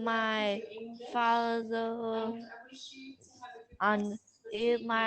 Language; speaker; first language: English; non-native, learner; Vietnamese